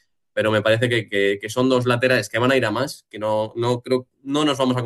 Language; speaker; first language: Spanish; native; Spanish